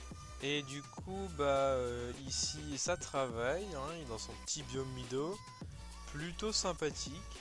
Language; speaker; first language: French; native; French